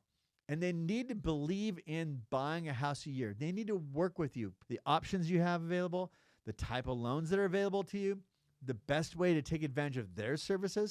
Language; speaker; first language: English; native; English